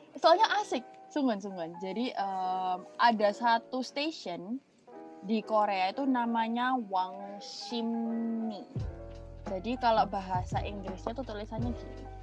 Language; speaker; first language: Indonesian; native; Indonesian